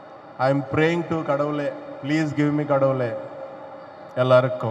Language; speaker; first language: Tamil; non-native, learner; Telugu